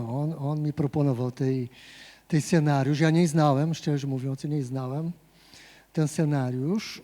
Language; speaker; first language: Polish; non-native, fluent; Portuguese